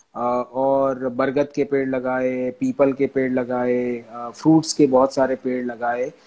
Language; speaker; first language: Hindi; non-native, local second language; Gujarati